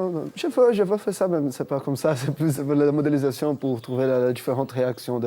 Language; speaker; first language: French; non-native, fluent; Portuguese